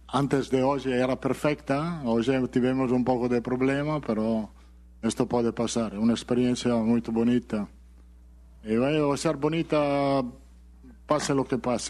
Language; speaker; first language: Portuguese; non-native, learner; Spanish